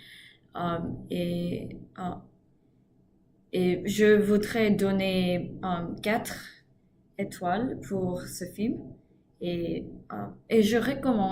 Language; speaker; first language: French; non-native, learner; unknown